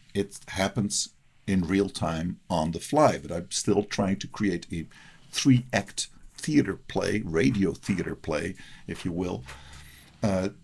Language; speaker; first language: English; early bilingual, other home language; Dutch